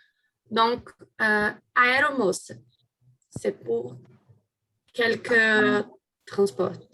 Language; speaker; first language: French; non-native, fluent; Portuguese